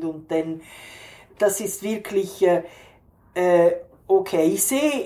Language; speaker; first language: German; non-native, fluent; Italian